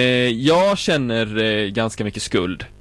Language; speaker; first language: Swedish; native; Swedish